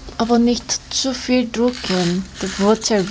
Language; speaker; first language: German; non-native, learner; Korean